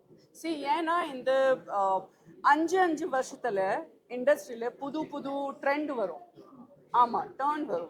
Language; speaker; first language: Tamil; non-native, fluent; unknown